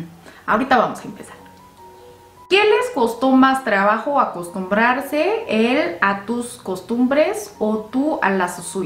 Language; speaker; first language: Spanish; non-native, fluent; Korean